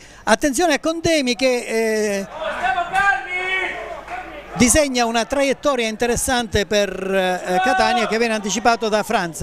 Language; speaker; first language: Italian; native; Italian